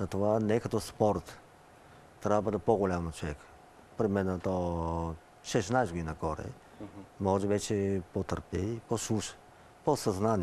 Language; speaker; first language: Bulgarian; non-native, learner; Chinese